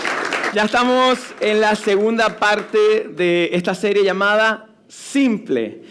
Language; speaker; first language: Spanish; native; Spanish